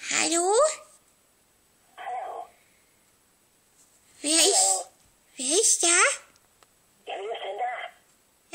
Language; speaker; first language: German; native; German